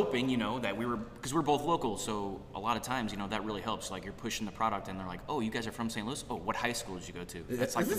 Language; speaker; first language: English; native; English